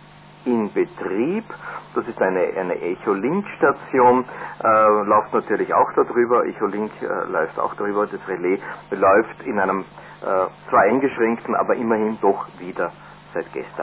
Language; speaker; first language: German; native; German